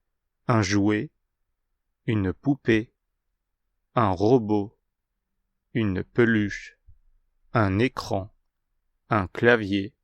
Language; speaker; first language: French; non-native, fluent; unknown